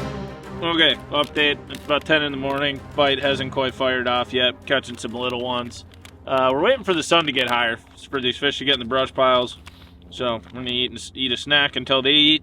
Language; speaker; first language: English; native; English